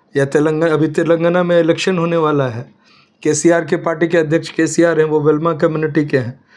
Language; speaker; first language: Hindi; native; Hindi